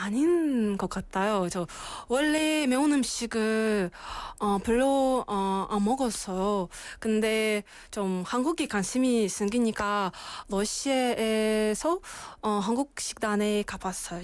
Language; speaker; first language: Korean; non-native, learner; Russian